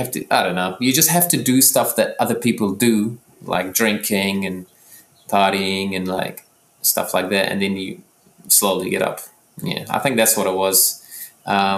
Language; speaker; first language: English; early bilingual, other home language; Arabic